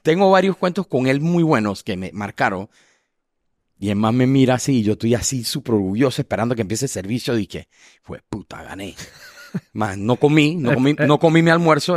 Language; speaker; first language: Spanish; native; Spanish